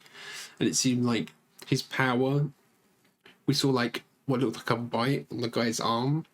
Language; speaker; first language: English; native; English